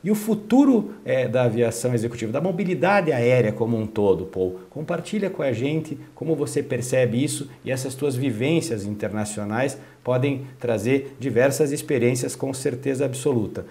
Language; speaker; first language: Portuguese; native; Portuguese